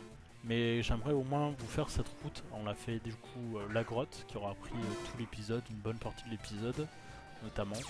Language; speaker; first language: French; native; French